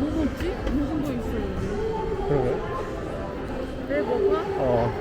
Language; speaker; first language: Korean; non-native, learner; Turkish